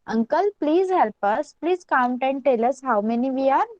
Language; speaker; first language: English; non-native, local second language; Marathi